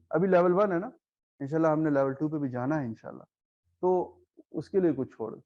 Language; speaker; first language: Urdu; non-native, local second language; Khowar